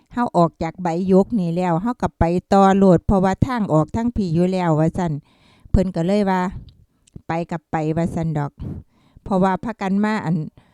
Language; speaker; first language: Thai; native; Thai